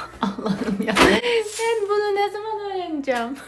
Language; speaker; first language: Turkish; non-native, fluent; Ukrainian